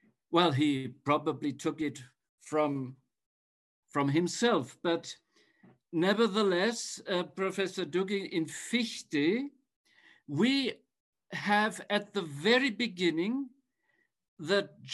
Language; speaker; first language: English; non-native, fluent; German